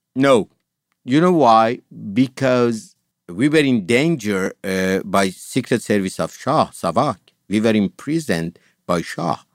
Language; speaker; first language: English; non-native, fluent; Persian